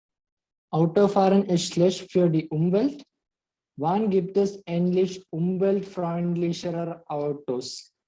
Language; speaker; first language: German; non-native, learner; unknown